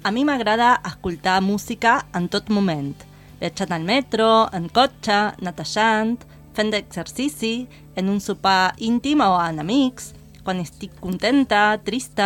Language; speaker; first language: Catalan; non-native, learner; Spanish